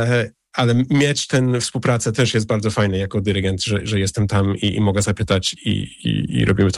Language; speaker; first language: Polish; early bilingual, heritage; English